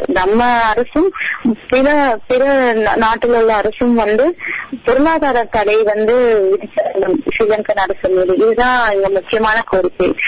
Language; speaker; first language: Tamil; non-native, local second language; Telugu